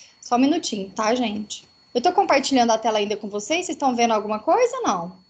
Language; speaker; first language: Portuguese; native; Portuguese